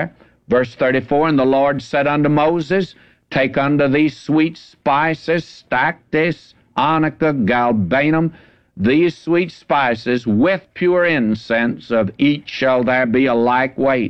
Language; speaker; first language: English; native; English